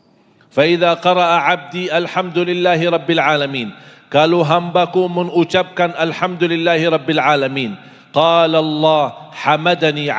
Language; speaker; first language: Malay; non-native, fluent; Arabic